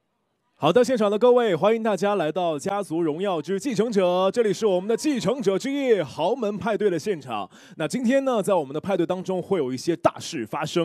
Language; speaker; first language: Chinese; native; Chinese